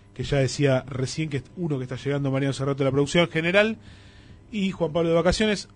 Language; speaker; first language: Spanish; native; Spanish